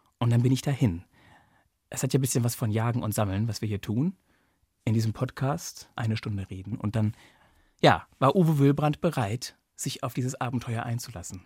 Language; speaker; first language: German; native; German